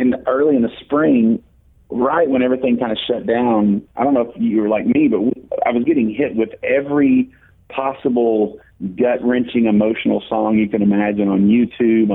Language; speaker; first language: English; native; English